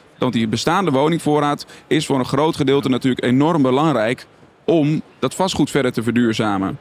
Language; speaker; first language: Dutch; native; Dutch